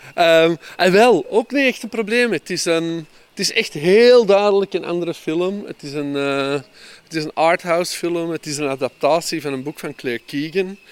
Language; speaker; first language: Dutch; native; Dutch